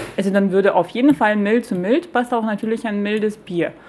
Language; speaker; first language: German; non-native, fluent; Lithuanian